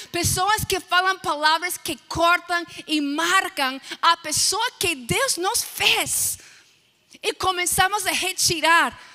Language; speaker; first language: Portuguese; non-native, fluent; English